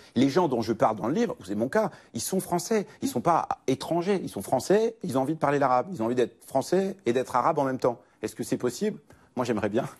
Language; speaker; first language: French; early bilingual, other home language; Arabic